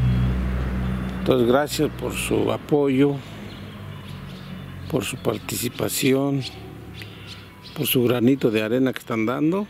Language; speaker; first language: Spanish; native; Spanish